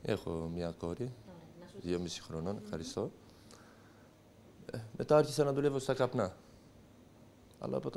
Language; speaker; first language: Greek; non-native, local second language; Turkish